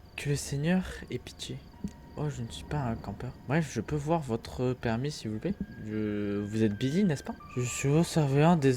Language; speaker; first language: French; native; French